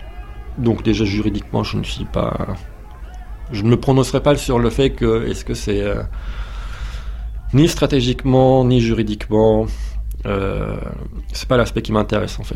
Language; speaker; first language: French; non-native, fluent; Turkish